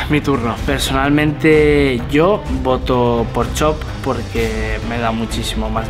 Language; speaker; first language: Spanish; native; Spanish